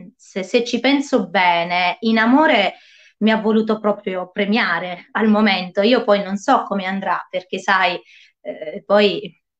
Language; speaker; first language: Italian; native; Italian